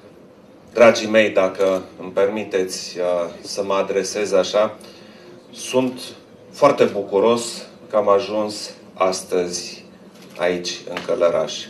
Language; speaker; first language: Romanian; non-native, local second language; German